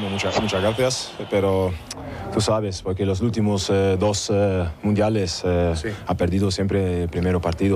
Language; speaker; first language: Spanish; non-native, learner; German